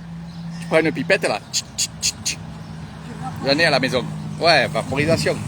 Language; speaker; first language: French; native; French